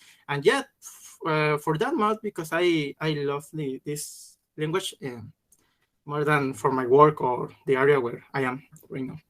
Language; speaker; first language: English; non-native, learner; Spanish